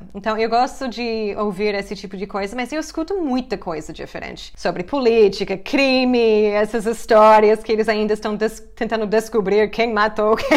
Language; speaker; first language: Portuguese; non-native, fluent; English